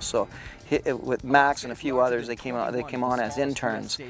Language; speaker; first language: English; native; English